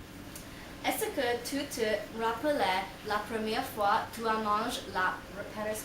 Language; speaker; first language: French; non-native, learner; English